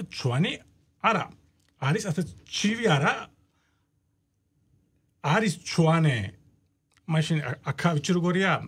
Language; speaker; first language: Georgian; non-native, learner; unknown